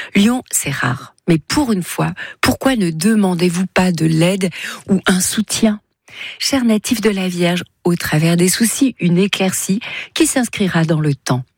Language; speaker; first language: French; native; French